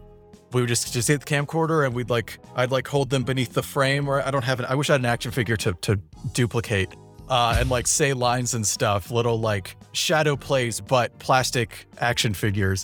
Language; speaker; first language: English; native; English